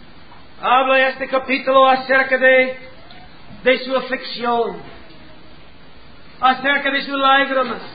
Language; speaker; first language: Spanish; non-native, learner; English